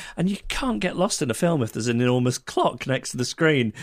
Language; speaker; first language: English; native; English